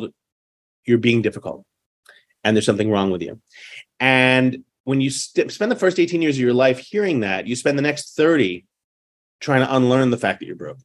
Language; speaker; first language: English; native; English